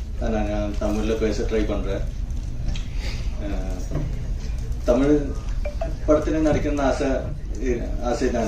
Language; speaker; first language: Tamil; non-native, fluent; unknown